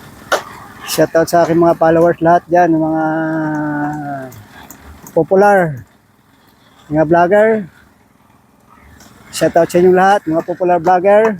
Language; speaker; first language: Filipino; native; Filipino